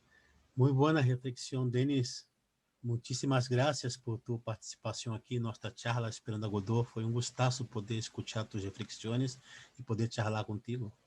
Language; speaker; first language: Spanish; non-native, fluent; Portuguese